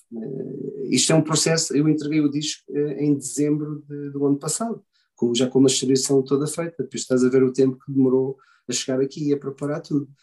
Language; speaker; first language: Portuguese; early bilingual, heritage; Portuguese